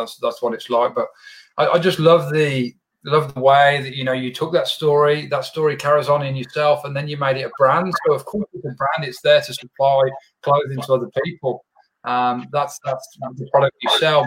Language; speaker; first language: English; native; English